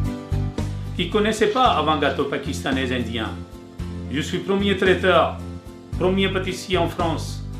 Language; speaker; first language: French; non-native, fluent; Urdu